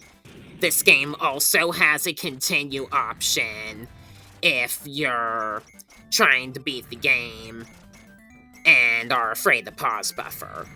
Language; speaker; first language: English; native; English